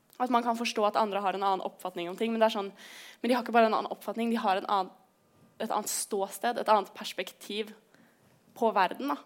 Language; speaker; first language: Norwegian; native; Norwegian